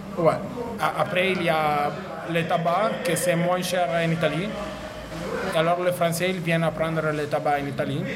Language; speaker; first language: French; non-native, learner; Italian